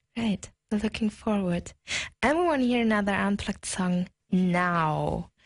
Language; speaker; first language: English; non-native, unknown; German